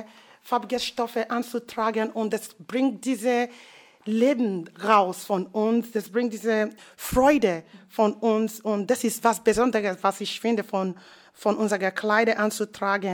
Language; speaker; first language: German; non-native, fluent; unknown